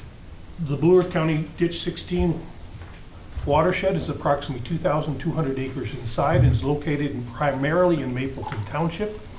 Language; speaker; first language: English; native; English